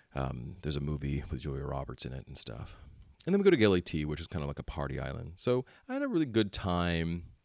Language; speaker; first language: English; early bilingual, other home language; Filipino